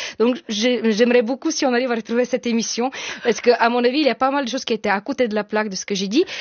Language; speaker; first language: French; non-native, fluent; Bulgarian